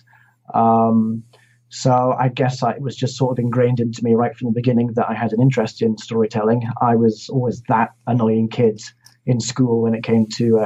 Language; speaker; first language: English; native; English